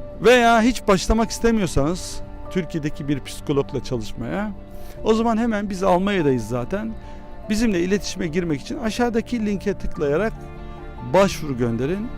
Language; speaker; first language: Turkish; early bilingual, heritage; Turkish